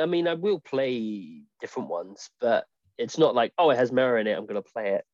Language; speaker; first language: English; native; English